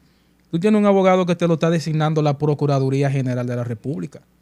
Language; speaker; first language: Spanish; native; Spanish